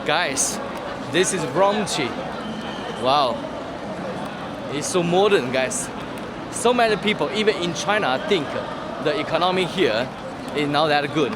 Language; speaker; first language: English; non-native, learner; Chinese